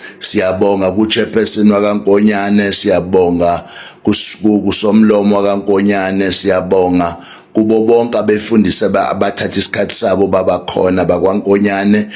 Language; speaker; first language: Zulu; native; Zulu